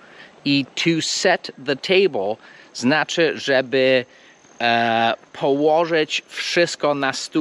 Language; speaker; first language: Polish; non-native, fluent; English